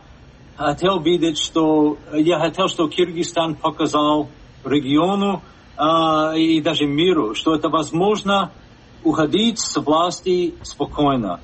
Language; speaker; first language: Russian; non-native, fluent; English